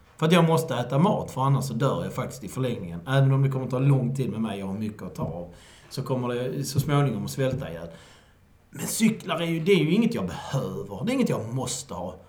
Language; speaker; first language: Swedish; native; Swedish